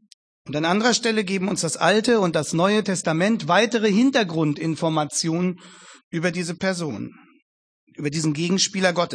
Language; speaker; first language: German; native; German